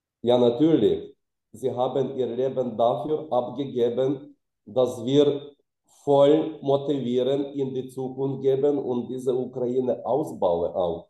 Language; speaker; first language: German; non-native, fluent; Ukrainian